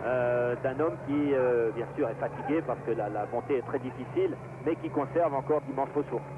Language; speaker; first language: French; native; French